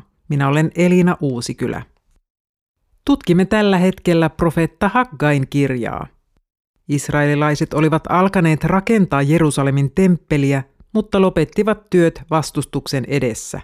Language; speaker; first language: Finnish; native; Finnish